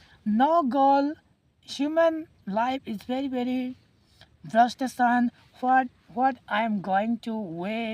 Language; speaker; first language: English; non-native, learner; Hindi